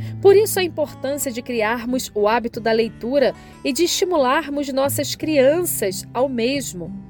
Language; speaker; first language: Portuguese; native; Portuguese